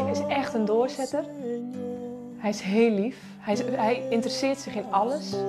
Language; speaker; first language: Dutch; early bilingual, other home language; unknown